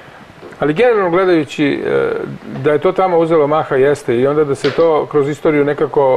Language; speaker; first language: Croatian; native; Croatian